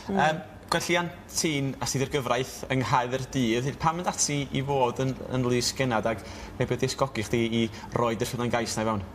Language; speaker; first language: Welsh; native; Welsh